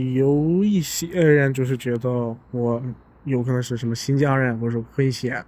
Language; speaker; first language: Chinese; non-native, fluent; English